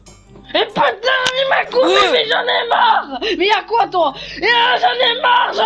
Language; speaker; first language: French; native; French